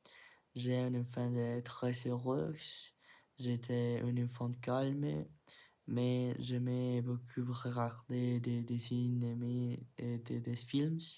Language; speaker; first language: French; non-native, learner; Spanish